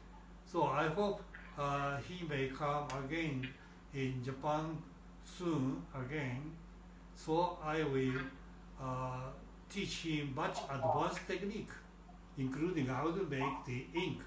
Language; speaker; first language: English; non-native, learner; Japanese